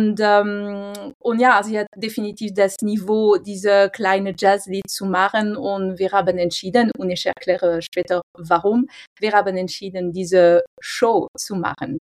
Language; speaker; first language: German; non-native, fluent; French